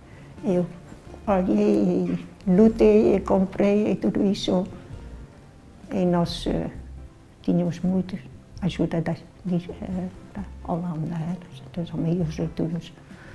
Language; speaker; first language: Portuguese; non-native, learner; Dutch